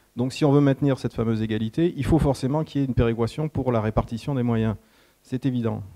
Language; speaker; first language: French; native; French